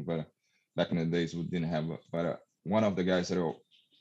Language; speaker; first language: English; non-native, fluent; Portuguese